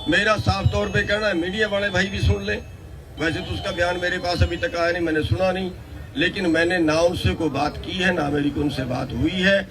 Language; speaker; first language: Hindi; native; Hindi